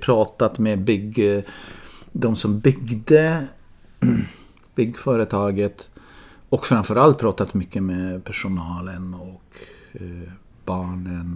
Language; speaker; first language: Swedish; non-native, fluent; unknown